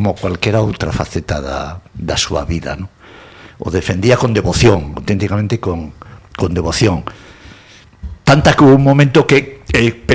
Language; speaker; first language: Galician; non-native, local second language; Spanish